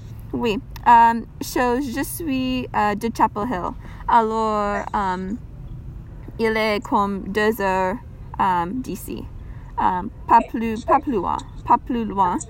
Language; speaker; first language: French; non-native, learner; English